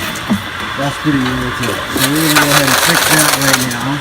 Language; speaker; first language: English; native; English